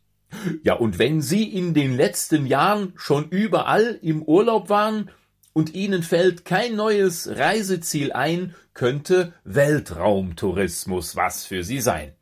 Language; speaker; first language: German; native; German